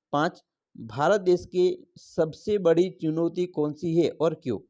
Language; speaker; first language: Hindi; non-native, local second language; Gujarati